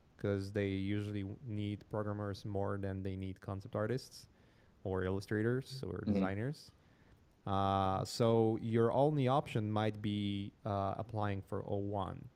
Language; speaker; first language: English; non-native, fluent; Polish